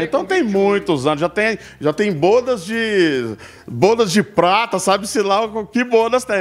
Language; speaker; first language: Portuguese; native; Portuguese